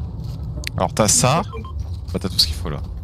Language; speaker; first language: French; native; French